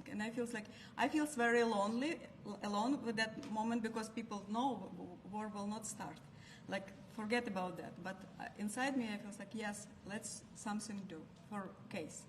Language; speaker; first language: English; non-native, learner; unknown